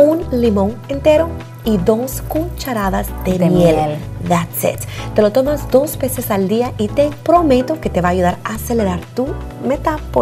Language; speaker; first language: Spanish; native; Spanish